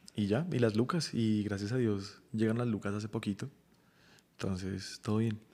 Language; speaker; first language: Spanish; native; Spanish